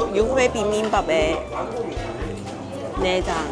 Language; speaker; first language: Korean; non-native, fluent; Cantonese